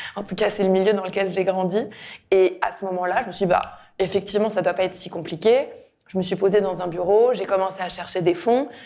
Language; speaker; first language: French; native; French